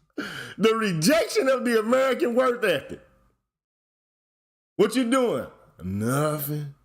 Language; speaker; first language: English; native; English